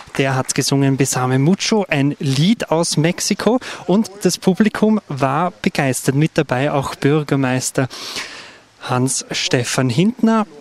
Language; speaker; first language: German; native; German